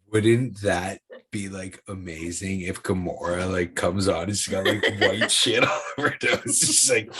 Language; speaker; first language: English; native; English